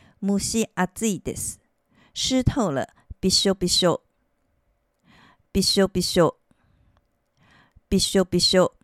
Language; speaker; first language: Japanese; non-native, fluent; Chinese